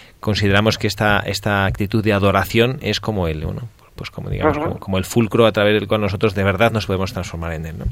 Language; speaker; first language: Spanish; native; Spanish